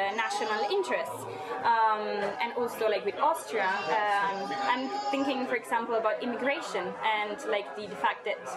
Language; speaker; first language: English; non-native, fluent; Italian